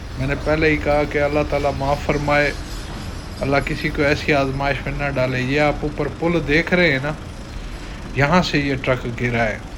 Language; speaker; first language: Urdu; non-native, local second language; Sindhi